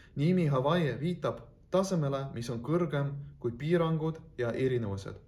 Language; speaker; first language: Estonian; non-native, local second language; Russian